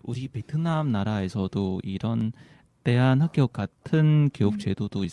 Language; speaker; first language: Korean; non-native, fluent; Vietnamese